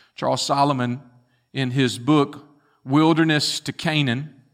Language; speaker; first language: English; native; English